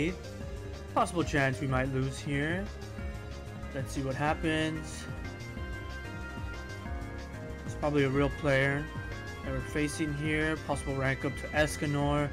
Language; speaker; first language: English; native; English